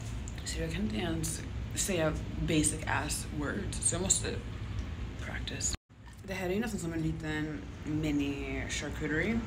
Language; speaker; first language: Swedish; early bilingual, heritage; Swedish